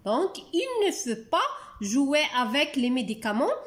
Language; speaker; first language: French; non-native, local second language; Arabic